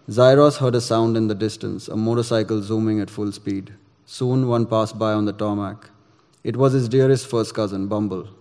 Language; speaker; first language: English; non-native, local second language; Gujarati